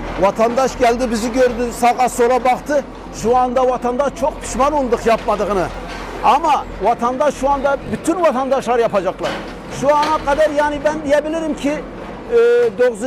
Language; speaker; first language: Turkish; non-native, local second language; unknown